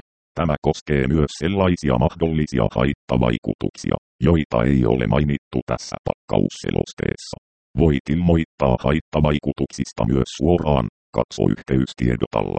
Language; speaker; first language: Finnish; native; Finnish